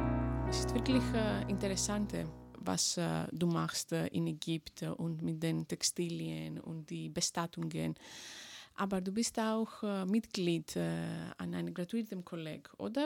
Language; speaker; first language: German; non-native, fluent; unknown